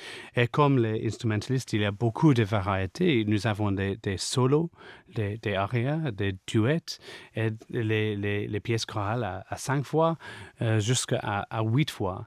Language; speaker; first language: French; non-native, fluent; English